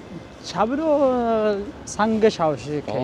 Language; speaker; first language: Chinese; non-native, fluent; Amharic